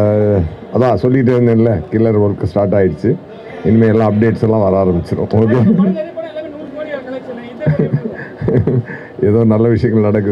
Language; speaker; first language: Tamil; native; Tamil